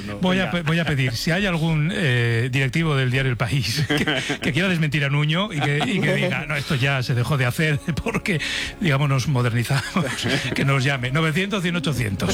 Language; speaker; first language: Spanish; native; Spanish